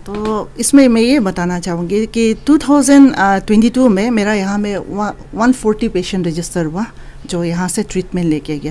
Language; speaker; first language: Hindi; non-native, local second language; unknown